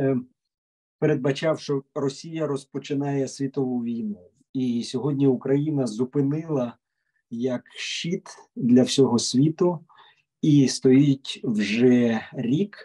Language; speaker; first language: Ukrainian; native; Ukrainian